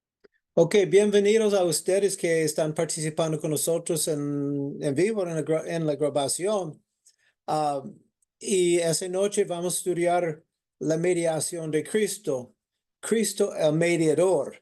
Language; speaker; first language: Spanish; non-native, fluent; English